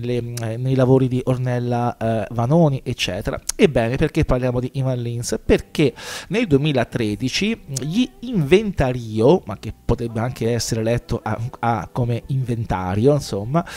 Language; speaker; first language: Italian; native; Italian